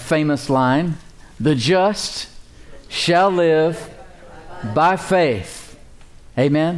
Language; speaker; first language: English; native; English